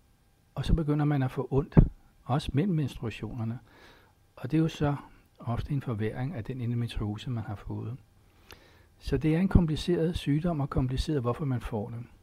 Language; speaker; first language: Danish; native; Danish